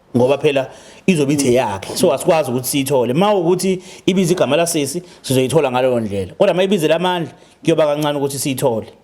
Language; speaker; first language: Zulu; native; Zulu